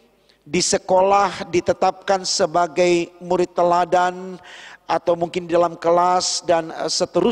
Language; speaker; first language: Indonesian; native; Indonesian